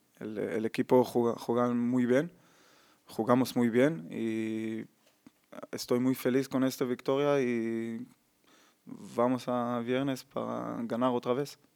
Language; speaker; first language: Spanish; non-native, learner; Hebrew